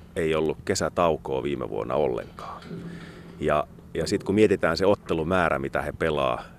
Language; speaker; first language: Finnish; native; Finnish